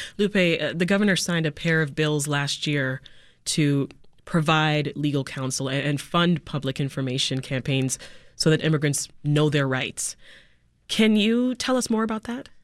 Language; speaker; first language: English; native; English